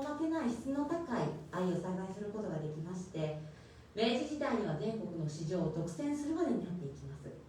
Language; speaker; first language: Japanese; native; Japanese